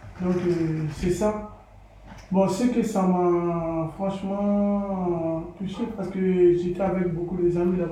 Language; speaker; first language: French; non-native, learner; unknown